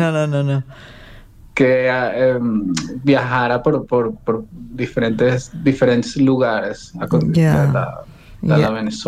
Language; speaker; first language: Catalan; non-native, learner; Spanish